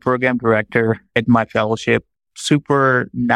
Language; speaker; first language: English; non-native, local second language; Urdu